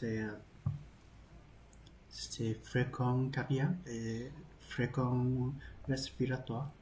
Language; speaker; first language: French; non-native, learner; Vietnamese